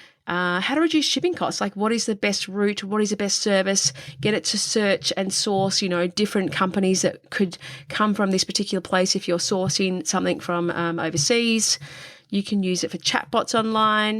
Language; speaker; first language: English; native; English